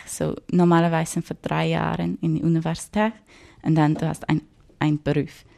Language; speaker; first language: German; non-native, learner; English